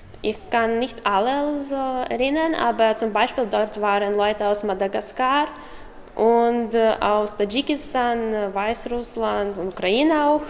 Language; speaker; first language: German; non-native, learner; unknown